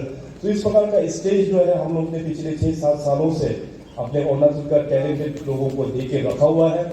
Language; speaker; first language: Hindi; non-native, local second language; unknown